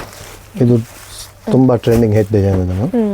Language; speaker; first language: Kannada; non-native, local second language; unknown